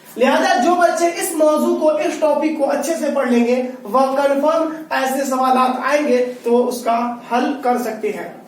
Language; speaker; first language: Hindi; native; Hindi